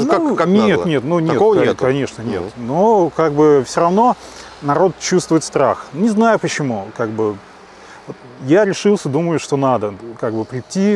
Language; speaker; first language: Russian; native; Russian